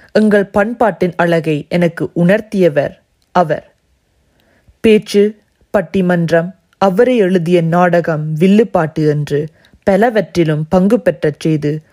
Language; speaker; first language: Tamil; early bilingual, heritage; Tamil